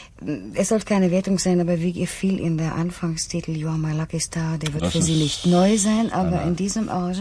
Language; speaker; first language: German; native; German